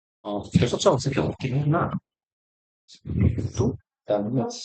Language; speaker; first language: Korean; native; Korean